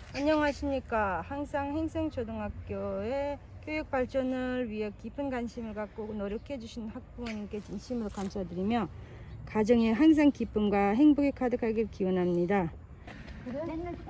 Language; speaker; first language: Korean; non-native, fluent; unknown